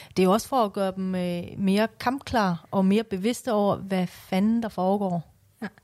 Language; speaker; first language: Danish; early bilingual, other home language; Persian